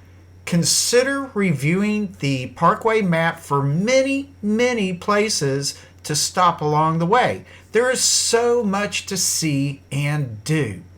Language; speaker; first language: English; native; English